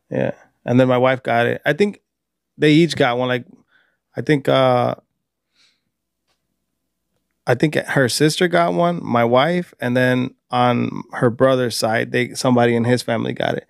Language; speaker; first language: English; early bilingual, other home language; Spanish